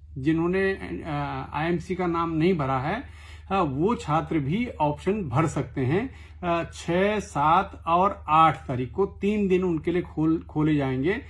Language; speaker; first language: Hindi; native; Hindi